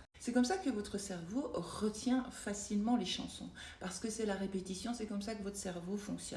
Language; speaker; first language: French; native; French